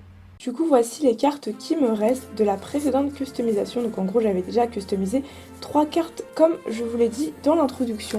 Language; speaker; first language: French; native; French